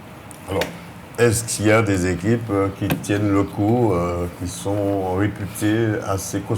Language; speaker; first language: French; native; French